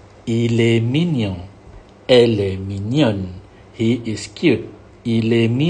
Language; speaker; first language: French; non-native, fluent; Malay